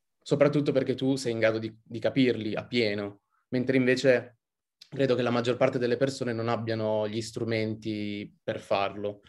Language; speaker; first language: Italian; native; Italian